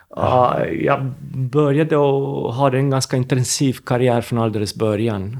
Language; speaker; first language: Swedish; non-native, fluent; Romanian